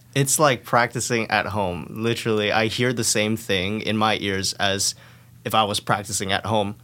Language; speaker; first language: English; non-native, fluent; Thai